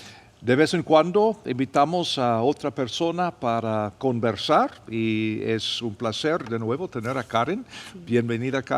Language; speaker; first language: Spanish; non-native, fluent; English